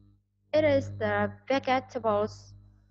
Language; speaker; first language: English; non-native, learner; Vietnamese